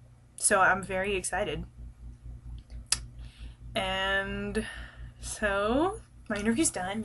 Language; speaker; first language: English; native; English